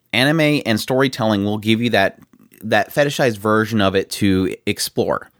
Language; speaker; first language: English; native; English